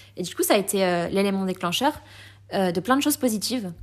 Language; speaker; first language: French; native; French